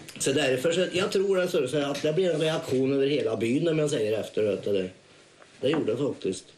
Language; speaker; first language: Swedish; native; Swedish